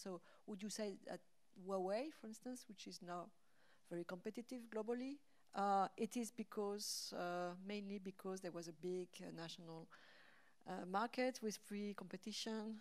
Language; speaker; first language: English; non-native, fluent; French